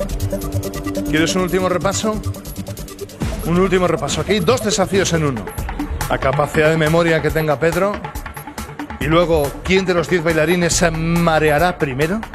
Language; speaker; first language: Spanish; native; Spanish